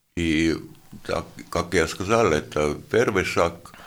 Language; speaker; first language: Russian; non-native, fluent; Estonian